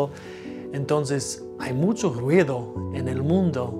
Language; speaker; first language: Spanish; non-native, fluent; English